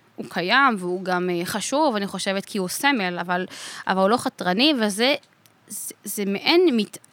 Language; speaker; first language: Hebrew; native; Hebrew